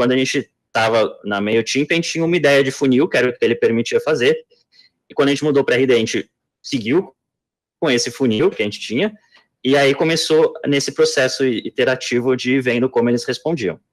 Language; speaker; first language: Portuguese; native; Portuguese